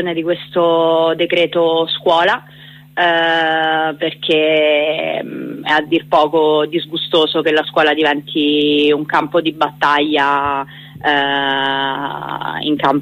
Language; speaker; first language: Italian; native; Italian